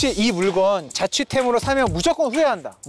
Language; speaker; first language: Korean; native; Korean